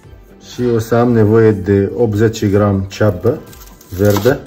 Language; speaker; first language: Romanian; non-native, learner; Arabic